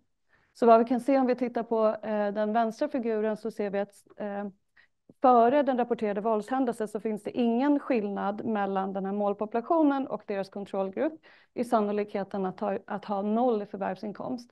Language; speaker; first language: Swedish; native; Swedish